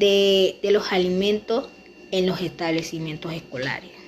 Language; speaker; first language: Spanish; native; Spanish